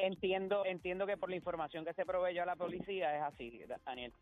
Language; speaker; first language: Spanish; native; Spanish